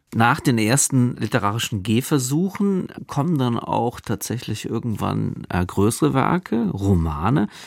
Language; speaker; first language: German; native; German